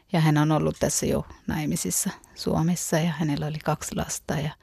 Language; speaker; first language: Finnish; non-native, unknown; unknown